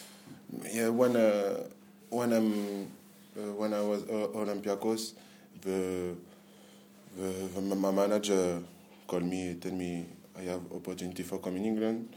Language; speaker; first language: English; non-native, learner; French